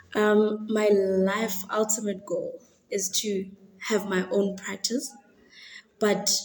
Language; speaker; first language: English; non-native, local second language; Xhosa